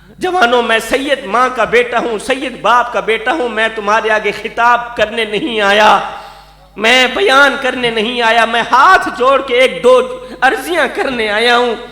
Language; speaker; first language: Urdu; non-native, local second language; Saraiki